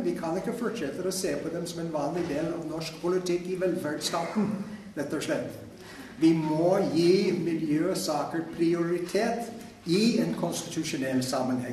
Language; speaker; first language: Norwegian; non-native, fluent; English